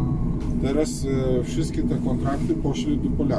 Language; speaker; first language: Polish; non-native, learner; Russian